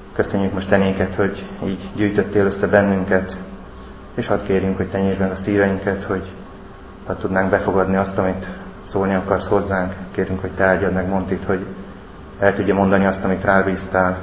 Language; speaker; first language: Hungarian; native; Hungarian